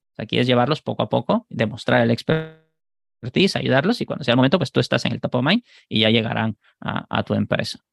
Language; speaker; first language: Spanish; native; Spanish